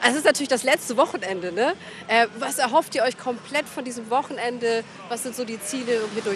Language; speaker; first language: German; native; German